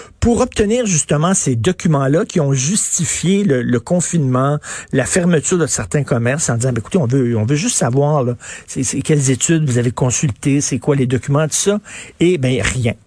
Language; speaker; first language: French; native; French